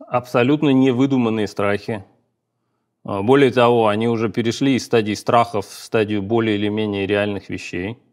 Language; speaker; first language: Russian; native; Russian